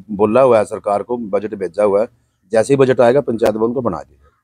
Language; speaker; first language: Hindi; native; Hindi